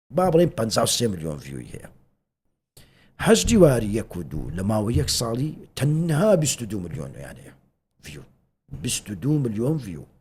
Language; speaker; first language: Central Kurdish; native; Central Kurdish